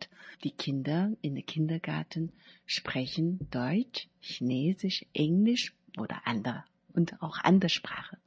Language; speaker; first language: German; non-native, learner; Chinese